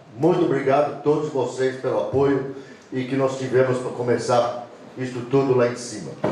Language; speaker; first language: Portuguese; non-native, fluent; English